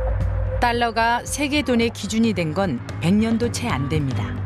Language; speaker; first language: Korean; native; Korean